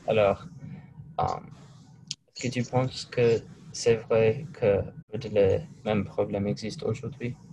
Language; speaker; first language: French; non-native, learner; English